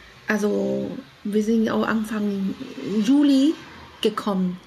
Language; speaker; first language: German; non-native, learner; Vietnamese